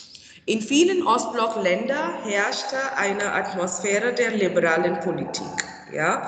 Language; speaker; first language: German; non-native, fluent; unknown